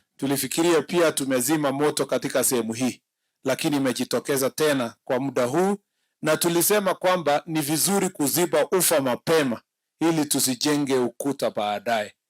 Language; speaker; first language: Swahili; non-native, local second language; Kalenjin